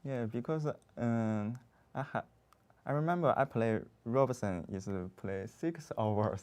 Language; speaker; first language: English; non-native, learner; Chinese